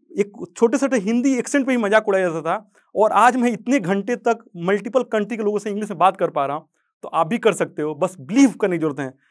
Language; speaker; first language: Hindi; native; Hindi